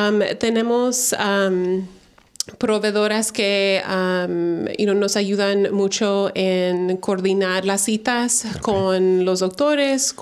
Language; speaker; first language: Spanish; early bilingual, heritage; Spanish